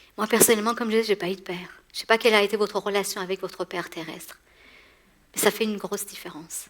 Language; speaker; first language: French; early bilingual, other home language; Persian